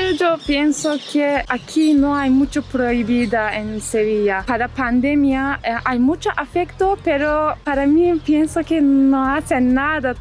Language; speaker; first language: Spanish; non-native, learner; Turkish